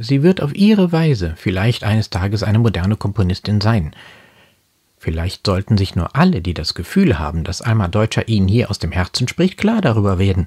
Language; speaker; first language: German; native; German